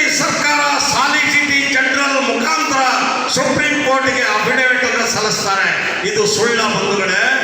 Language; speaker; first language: Kannada; non-native, local second language; Lambadi